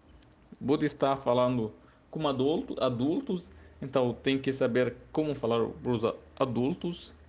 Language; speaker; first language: Portuguese; non-native, learner; Arabic